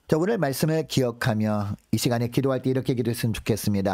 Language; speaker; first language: Korean; native; Korean